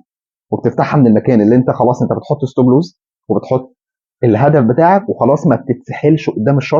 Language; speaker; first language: Arabic; native; Arabic